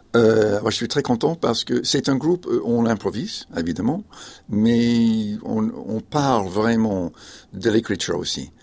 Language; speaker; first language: French; non-native, fluent; English